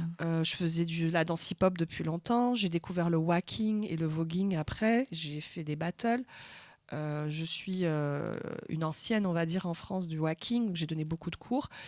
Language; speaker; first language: French; early bilingual, other home language; Arabic